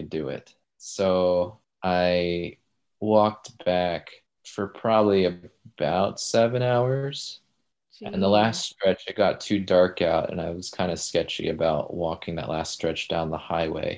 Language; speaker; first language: English; native; English